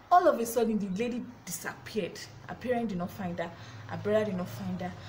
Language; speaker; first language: English; non-native, local second language; Yoruba